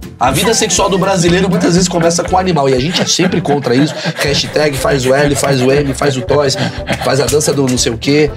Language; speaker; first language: Portuguese; native; Portuguese